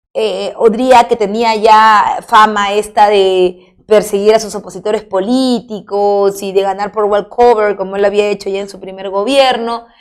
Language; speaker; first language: Spanish; native; Spanish